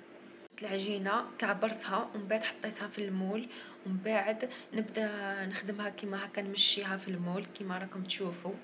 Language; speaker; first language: Arabic; native; Arabic